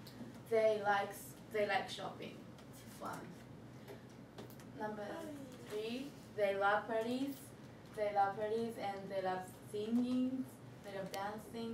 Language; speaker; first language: English; non-native, learner; Japanese